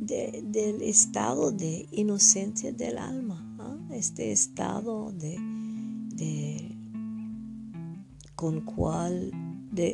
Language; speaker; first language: Spanish; non-native, fluent; French